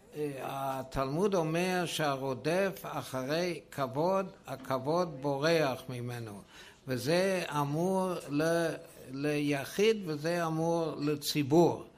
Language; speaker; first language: Hebrew; non-native, fluent; German